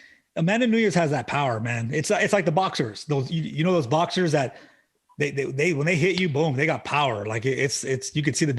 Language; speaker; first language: English; native; English